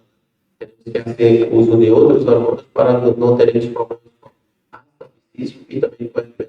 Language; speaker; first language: Spanish; non-native, learner; Portuguese